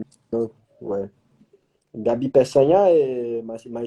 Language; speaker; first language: French; non-native, learner; Portuguese